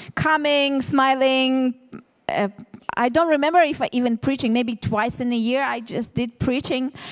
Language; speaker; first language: English; non-native, fluent; Ukrainian